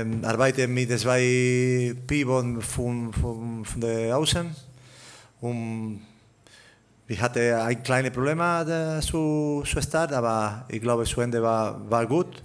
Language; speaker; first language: German; non-native, learner; Spanish